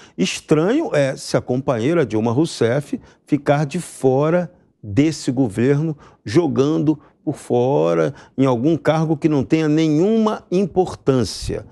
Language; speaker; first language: Portuguese; native; Portuguese